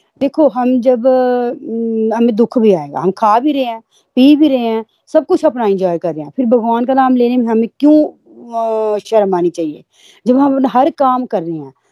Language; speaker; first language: Hindi; native; Hindi